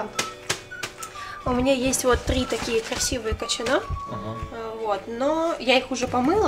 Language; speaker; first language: Russian; native; Russian